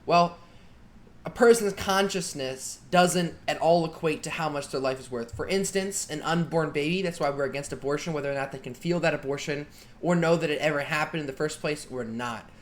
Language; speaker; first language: English; native; English